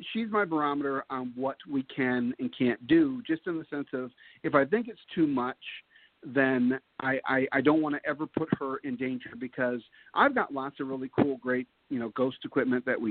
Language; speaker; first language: English; native; English